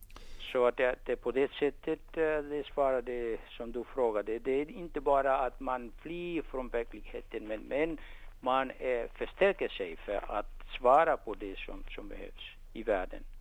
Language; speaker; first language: Swedish; non-native, fluent; Spanish